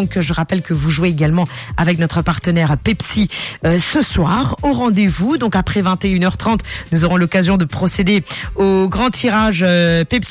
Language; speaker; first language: French; non-native, local second language; Morisyen